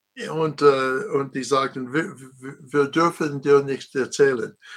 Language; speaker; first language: German; non-native, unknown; English